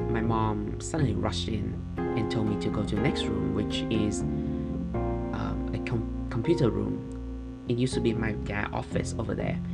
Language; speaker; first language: English; non-native, fluent; Vietnamese